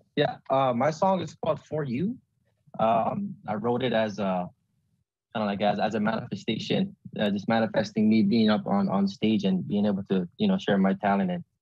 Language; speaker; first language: English; native; English